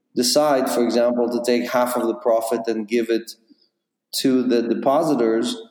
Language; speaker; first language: English; non-native, fluent; Russian